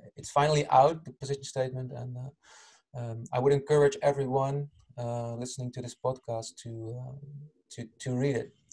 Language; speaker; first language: English; non-native, fluent; Dutch